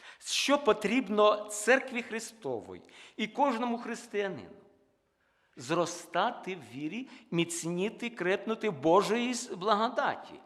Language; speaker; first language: Ukrainian; non-native, local second language; Russian